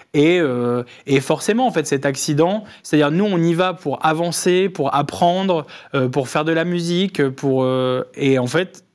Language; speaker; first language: French; native; French